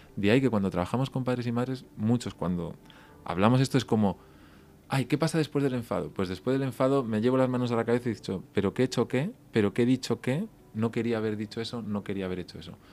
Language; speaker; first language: Spanish; native; Spanish